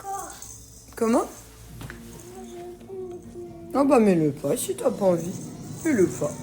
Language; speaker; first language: French; native; French